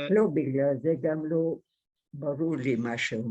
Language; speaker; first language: Hebrew; non-native, fluent; Hungarian